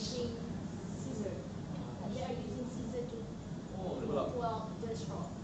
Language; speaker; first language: English; non-native, local second language; Malay